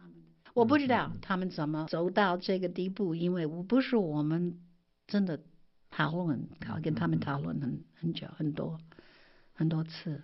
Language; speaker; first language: Chinese; non-native, fluent; English